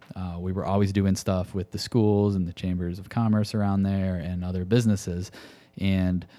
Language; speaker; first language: English; native; English